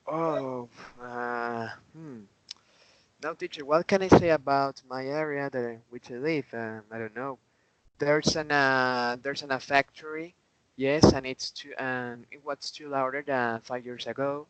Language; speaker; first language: English; non-native, learner; Spanish